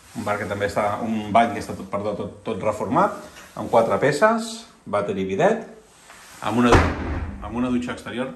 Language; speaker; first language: Catalan; non-native, local second language; Spanish